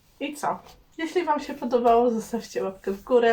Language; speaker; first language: Polish; native; Polish